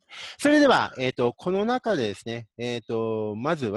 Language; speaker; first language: Japanese; native; Japanese